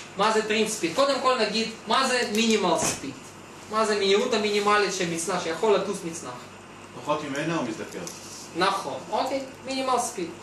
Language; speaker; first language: Hebrew; non-native, fluent; Russian